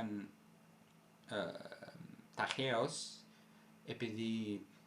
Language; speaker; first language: Greek; non-native, fluent; Italian